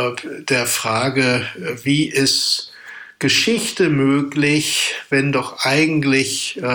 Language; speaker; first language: German; native; German